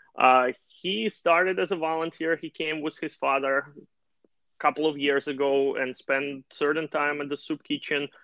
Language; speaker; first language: English; non-native, fluent; Russian